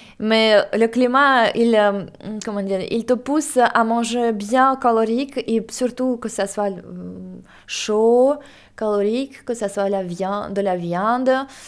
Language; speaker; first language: French; non-native, fluent; Russian